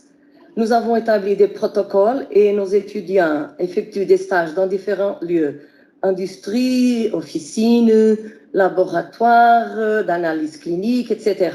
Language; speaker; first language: French; non-native, fluent; Portuguese